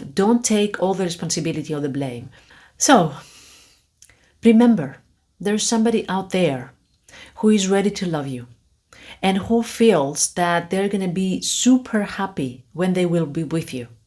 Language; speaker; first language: English; non-native, fluent; Greek